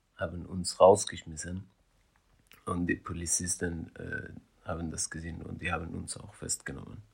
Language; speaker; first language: German; non-native, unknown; Persian